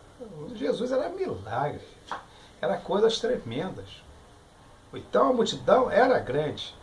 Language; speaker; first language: Portuguese; native; Portuguese